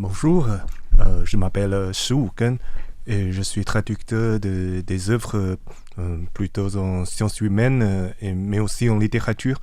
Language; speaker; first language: French; non-native, fluent; Chinese